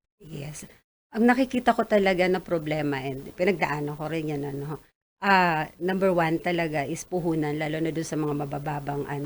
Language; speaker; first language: Filipino; non-native, local second language; Masbatenyo